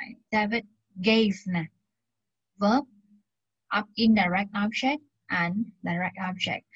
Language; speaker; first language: English; non-native, fluent; Vietnamese